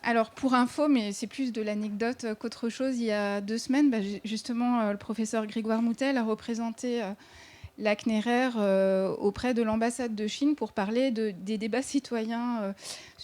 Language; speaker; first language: French; native; French